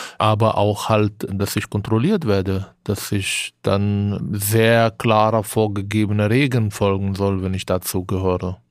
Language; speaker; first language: German; non-native, fluent; Arabic